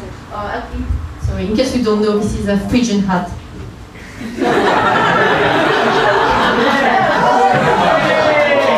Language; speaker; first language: English; non-native, fluent; French